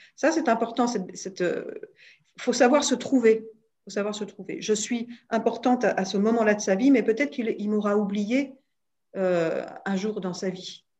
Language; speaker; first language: French; native; French